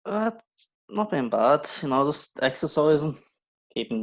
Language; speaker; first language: English; native; English